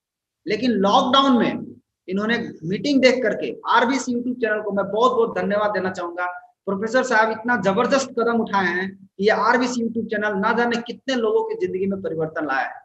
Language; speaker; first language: Hindi; native; Hindi